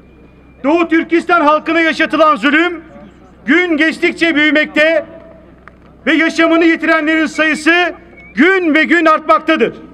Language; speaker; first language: Turkish; native; Turkish